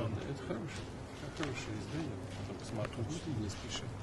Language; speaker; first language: Russian; native; Russian